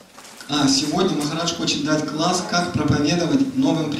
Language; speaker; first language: Russian; native; Russian